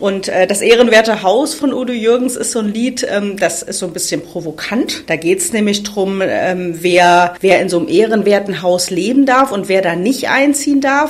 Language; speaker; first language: German; native; German